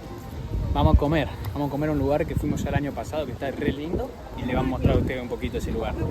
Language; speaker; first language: Spanish; native; Spanish